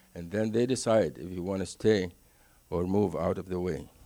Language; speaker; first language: English; non-native, fluent; Arabic